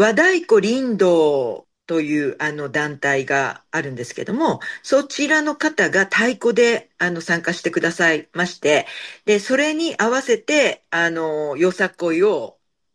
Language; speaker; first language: Japanese; native; Japanese